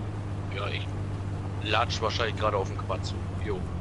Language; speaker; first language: German; native; German